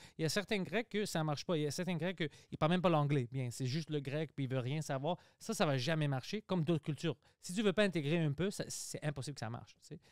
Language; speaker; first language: French; early bilingual, other home language; Greek